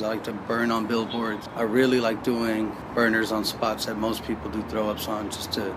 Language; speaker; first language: English; native; English